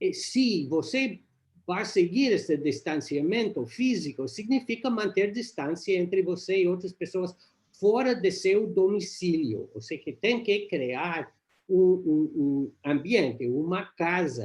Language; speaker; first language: Portuguese; non-native, learner; English